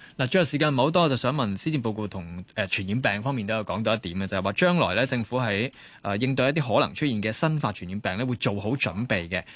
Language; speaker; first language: Cantonese; native; Cantonese